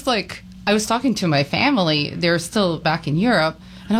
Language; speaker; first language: English; non-native, fluent; Serbian